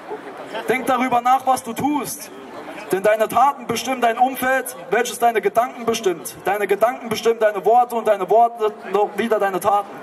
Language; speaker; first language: German; native; German